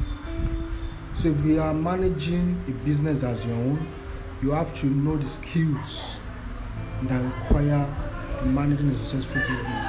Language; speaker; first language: English; non-native, local second language; Yoruba